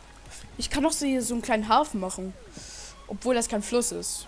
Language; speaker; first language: German; early bilingual, other home language; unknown